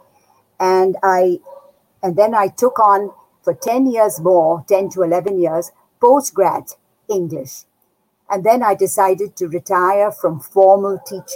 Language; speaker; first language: English; non-native, local second language; Nepali